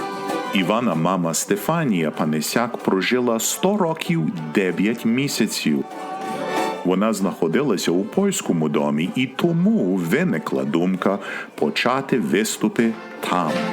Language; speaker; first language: Ukrainian; early bilingual, heritage; English